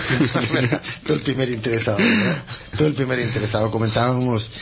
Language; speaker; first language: Spanish; native; Spanish